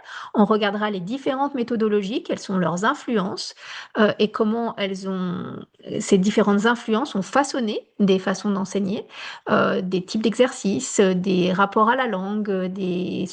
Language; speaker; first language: French; native; French